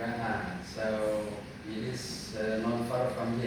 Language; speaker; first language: English; non-native, fluent; Indonesian